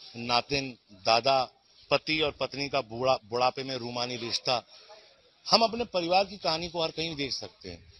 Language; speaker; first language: Hindi; native; Hindi